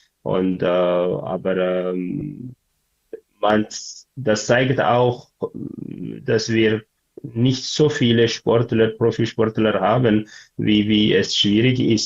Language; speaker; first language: German; non-native, learner; Tigrinya